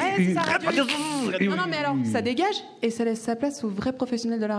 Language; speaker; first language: French; native; French